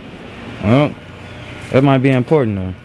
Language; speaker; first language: English; native; English